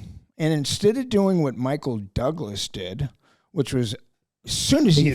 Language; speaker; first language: English; native; English